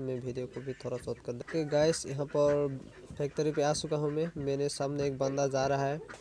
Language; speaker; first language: Hindi; non-native, local second language; Assamese